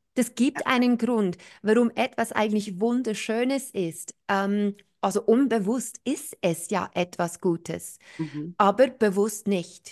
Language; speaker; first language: German; non-native, fluent; English